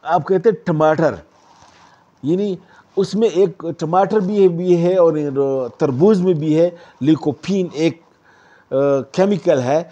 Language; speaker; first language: Urdu; non-native, local second language; Pashto